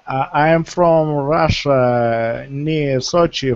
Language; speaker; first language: English; non-native, fluent; Russian